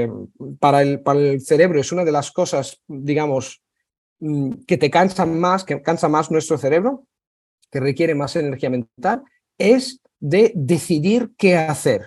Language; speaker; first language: Spanish; non-native, fluent; Italian